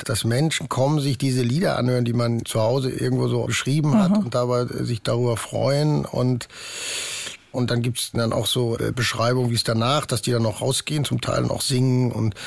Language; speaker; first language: German; native; German